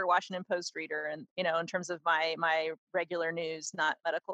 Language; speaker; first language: English; native; English